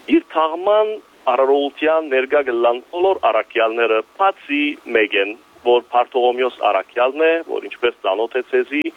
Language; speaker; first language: Armenian; early bilingual, heritage; Armenian